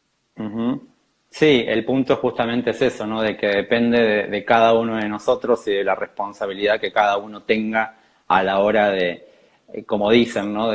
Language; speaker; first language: Spanish; native; Spanish